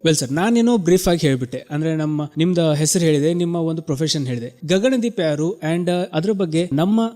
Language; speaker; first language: Kannada; native; Kannada